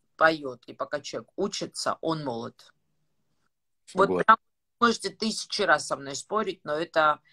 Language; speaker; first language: Russian; non-native, fluent; Georgian